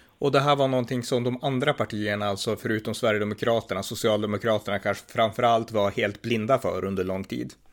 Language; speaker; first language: Swedish; native; Swedish